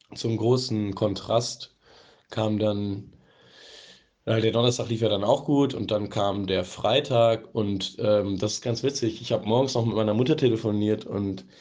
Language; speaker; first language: German; native; German